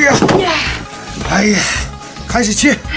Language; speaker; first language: Chinese; native; Chinese